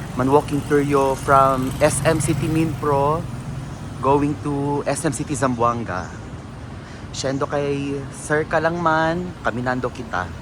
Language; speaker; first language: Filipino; non-native, local second language; Chavacano